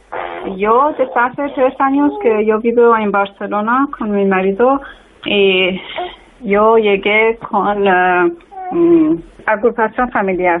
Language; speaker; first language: Spanish; non-native, learner; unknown